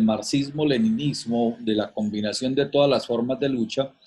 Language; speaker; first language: Spanish; native; Spanish